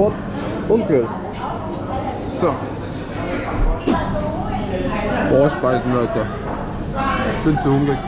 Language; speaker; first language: German; native; German